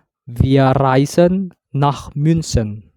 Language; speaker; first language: German; non-native, fluent; Indonesian